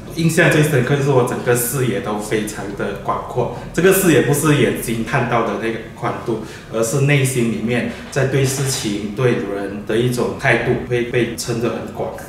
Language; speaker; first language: Chinese; native; Chinese